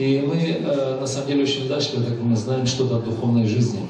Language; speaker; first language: Russian; native; Russian